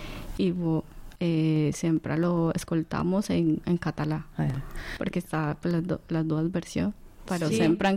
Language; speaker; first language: Catalan; non-native, learner; Spanish